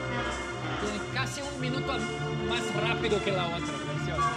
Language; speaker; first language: Spanish; non-native, learner; Portuguese